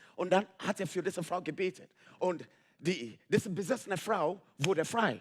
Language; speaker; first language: German; non-native, fluent; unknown